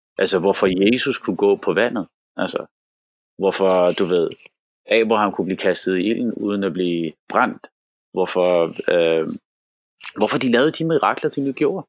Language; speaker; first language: Danish; early bilingual, other home language; Arabic